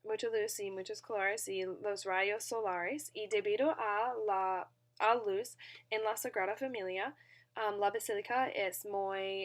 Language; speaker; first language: Spanish; non-native, learner; English